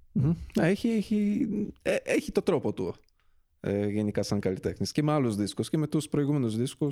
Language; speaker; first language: Greek; early bilingual, other home language; Polish